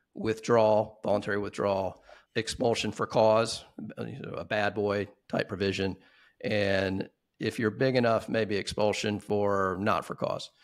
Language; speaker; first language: English; native; English